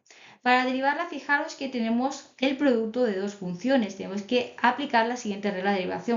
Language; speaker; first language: Spanish; native; Spanish